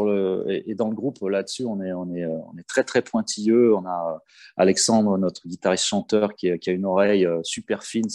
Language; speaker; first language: French; native; French